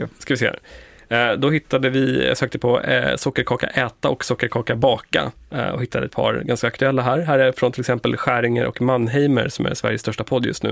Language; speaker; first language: Swedish; native; Swedish